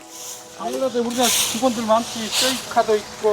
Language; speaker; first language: Korean; native; Korean